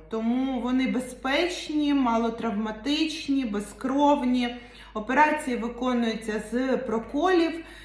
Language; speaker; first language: Ukrainian; non-native, local second language; Russian